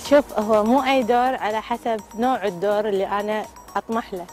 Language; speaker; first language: Arabic; native; Arabic